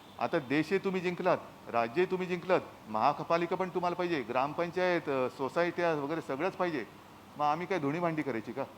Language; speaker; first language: Marathi; native; Marathi